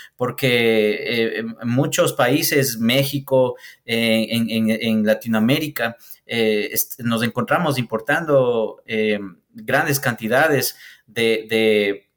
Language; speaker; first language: Spanish; native; Spanish